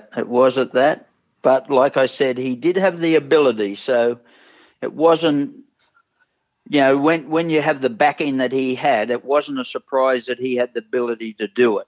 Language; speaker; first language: English; native; English